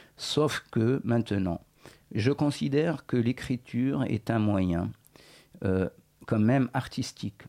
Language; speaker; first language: French; non-native, local second language; Berber languages